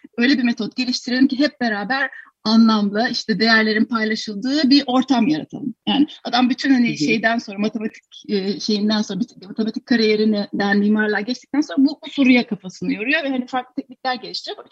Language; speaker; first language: Turkish; native; Turkish